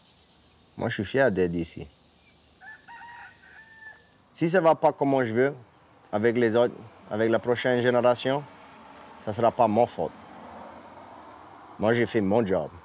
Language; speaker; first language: French; non-native, local second language; English